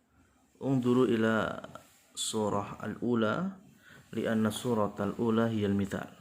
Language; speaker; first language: Arabic; non-native, fluent; Indonesian